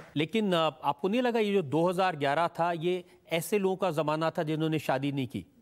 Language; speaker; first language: Hindi; native; Hindi